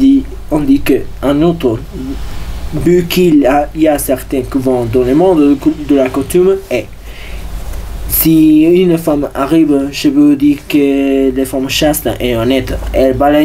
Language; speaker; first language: French; non-native, learner; Spanish